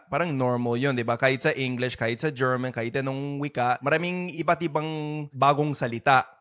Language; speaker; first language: Filipino; non-native, fluent; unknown